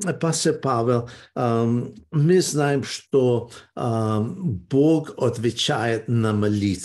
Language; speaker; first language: Russian; early bilingual, heritage; Russian